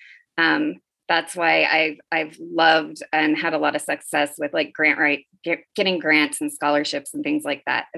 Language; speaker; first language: English; native; English